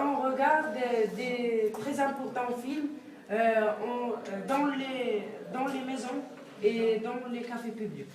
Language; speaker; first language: French; non-native, learner; Arabic